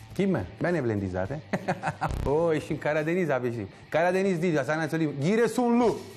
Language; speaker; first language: Turkish; non-native, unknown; Italian